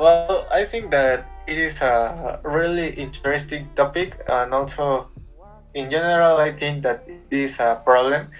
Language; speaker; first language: English; non-native, learner; Spanish